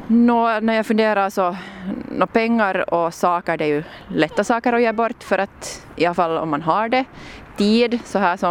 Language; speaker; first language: Swedish; native; Swedish